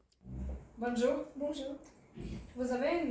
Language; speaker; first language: French; non-native, learner; Russian